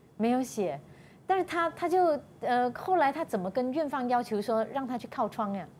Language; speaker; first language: Chinese; native; Chinese